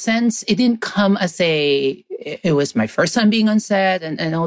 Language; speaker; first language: English; non-native, local second language; Filipino